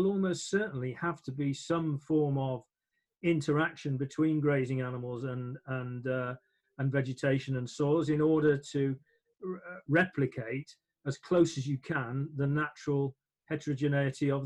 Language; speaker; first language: English; native; English